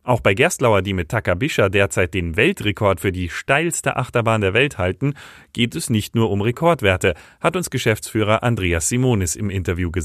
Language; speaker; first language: German; native; German